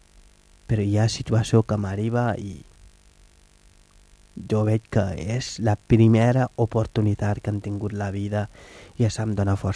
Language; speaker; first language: Catalan; non-native, fluent; Wolof